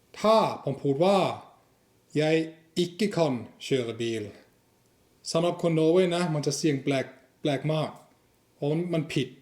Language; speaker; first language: Thai; non-native, fluent; Norwegian